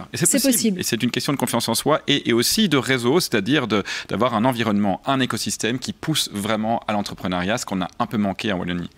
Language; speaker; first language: French; native; French